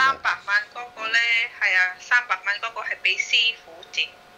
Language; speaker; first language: Cantonese; non-native, fluent; Indonesian